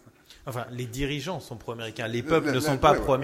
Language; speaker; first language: French; native; French